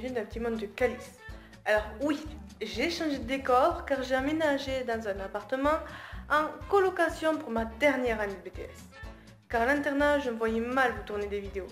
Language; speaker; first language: French; native; French